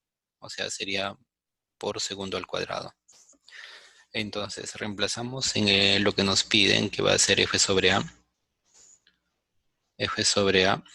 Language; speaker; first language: Spanish; native; Spanish